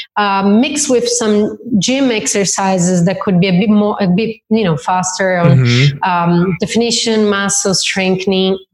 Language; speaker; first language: English; non-native, fluent; Portuguese